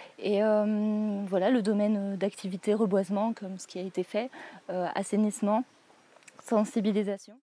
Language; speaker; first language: French; native; French